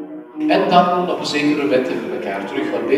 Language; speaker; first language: Dutch; native; Dutch